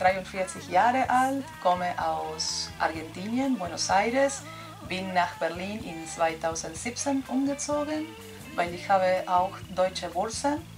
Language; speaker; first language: German; non-native, fluent; Spanish